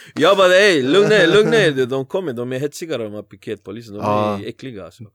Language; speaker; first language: Swedish; early bilingual, other home language; Spanish